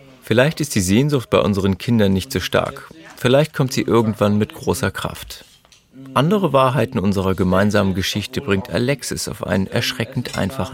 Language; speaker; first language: German; native; German